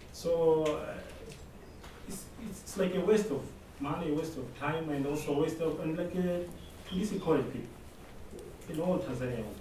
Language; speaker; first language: English; non-native, local second language; Swahili